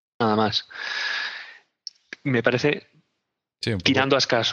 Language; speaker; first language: Spanish; native; Spanish